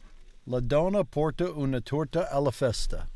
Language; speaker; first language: Italian; non-native, learner; English